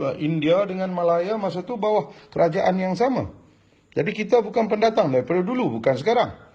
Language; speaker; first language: Malay; non-native, local second language; Tamil